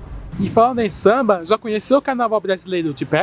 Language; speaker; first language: Portuguese; native; Portuguese